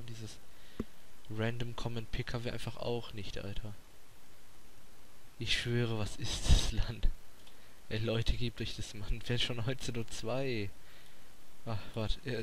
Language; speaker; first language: German; native; German